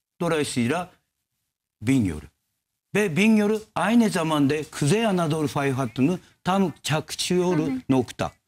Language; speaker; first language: Turkish; non-native, learner; Japanese